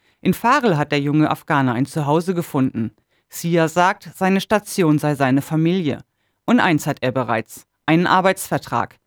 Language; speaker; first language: German; native; German